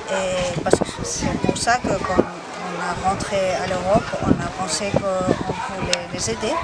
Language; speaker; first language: French; non-native, fluent; Spanish